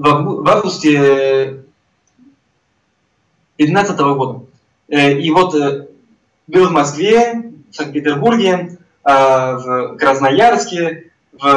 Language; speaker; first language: Russian; non-native, fluent; Spanish